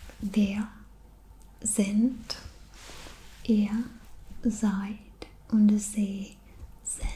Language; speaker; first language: German; non-native, fluent; Czech